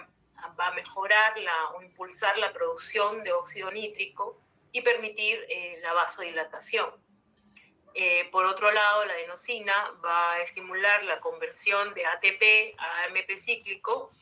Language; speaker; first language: Spanish; native; Spanish